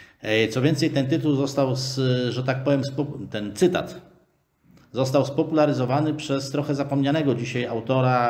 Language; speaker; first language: Polish; native; Polish